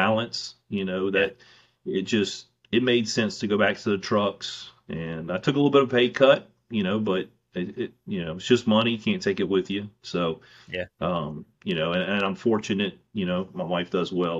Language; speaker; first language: English; native; English